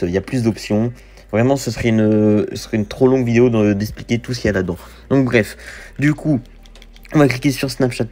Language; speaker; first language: French; native; French